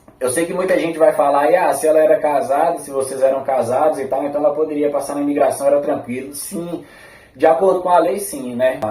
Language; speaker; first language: Portuguese; native; Portuguese